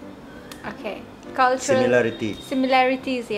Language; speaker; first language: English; non-native, local second language; Manipuri